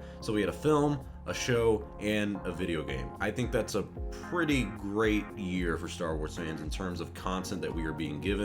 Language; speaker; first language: English; native; English